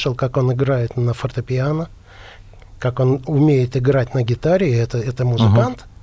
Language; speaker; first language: Russian; native; Russian